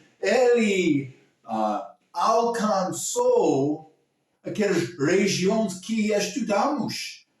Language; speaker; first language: Portuguese; non-native, local second language; English